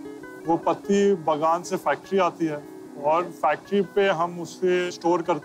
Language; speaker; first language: Hindi; native; Hindi